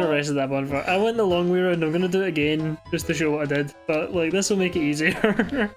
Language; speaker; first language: English; native; English